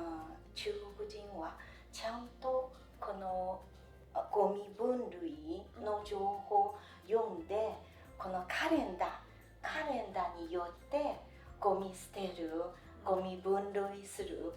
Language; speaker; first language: Japanese; non-native, fluent; Chinese